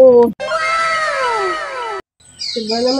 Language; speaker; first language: Filipino; non-native, local second language; Cebuano